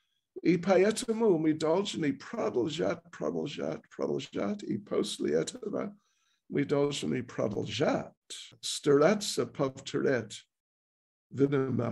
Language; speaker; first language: Russian; non-native, learner; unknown